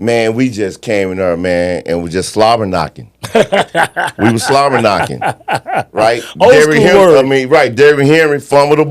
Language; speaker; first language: English; native; English